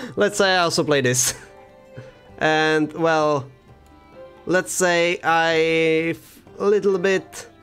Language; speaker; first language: English; non-native, fluent; Czech